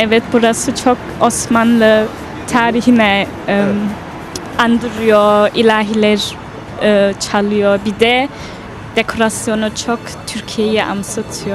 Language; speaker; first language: Turkish; early bilingual, other home language; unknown